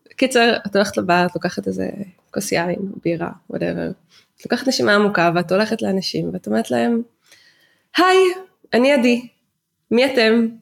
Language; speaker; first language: Hebrew; native; Hebrew